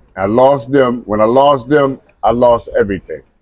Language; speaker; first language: English; native; English